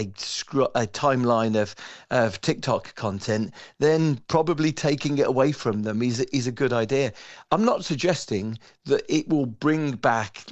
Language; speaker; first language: English; native; English